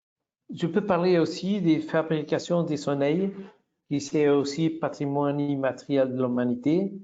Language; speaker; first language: French; non-native, fluent; Portuguese